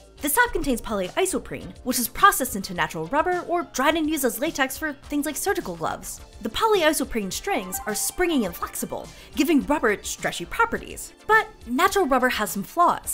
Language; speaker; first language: English; native; English